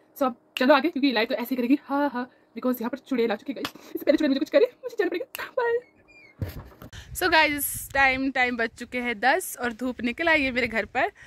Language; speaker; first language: Hindi; non-native, local second language; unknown